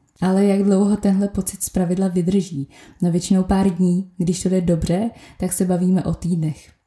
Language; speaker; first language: Czech; native; Czech